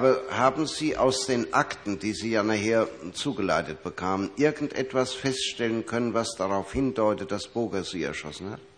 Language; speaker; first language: German; native; German